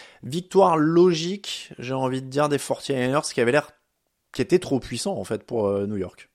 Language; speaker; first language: French; native; French